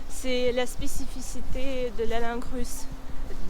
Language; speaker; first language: French; non-native, fluent; Russian